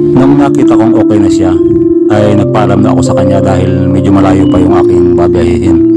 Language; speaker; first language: Filipino; native; Filipino